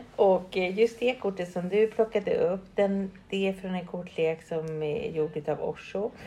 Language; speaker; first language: Swedish; early bilingual, other home language; Spanish